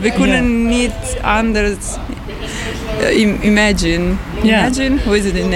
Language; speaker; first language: Dutch; non-native, learner; Italian